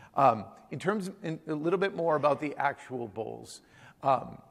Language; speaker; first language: English; native; English